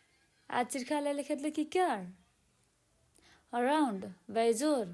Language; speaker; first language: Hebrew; non-native, learner; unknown